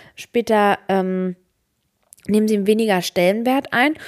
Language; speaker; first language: German; early bilingual, other home language; Serbian